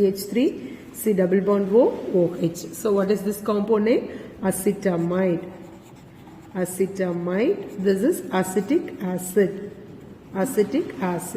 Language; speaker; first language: English; non-native, local second language; Tamil